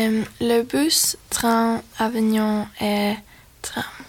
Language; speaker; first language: French; non-native, learner; Swedish